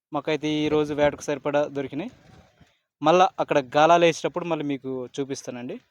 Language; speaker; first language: Telugu; non-native, local second language; Koya